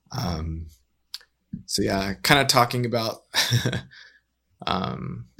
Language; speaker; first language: English; native; English